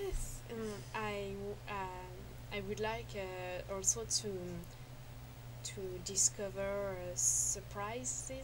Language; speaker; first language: English; non-native, learner; French